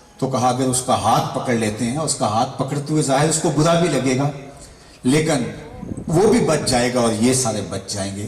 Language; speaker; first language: Urdu; non-native, local second language; Punjabi